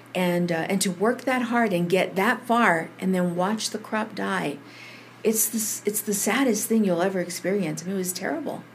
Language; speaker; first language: English; early bilingual, other home language; Spanish